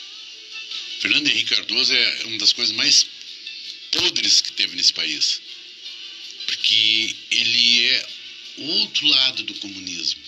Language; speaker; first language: Portuguese; native; Portuguese